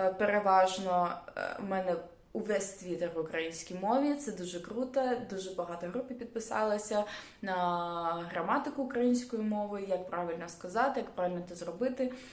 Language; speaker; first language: Ukrainian; non-native, local second language; Russian